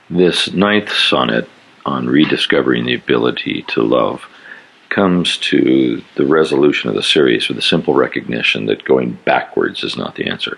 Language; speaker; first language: English; native; English